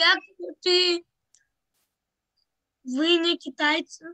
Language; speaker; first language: Russian; early bilingual, heritage; Russian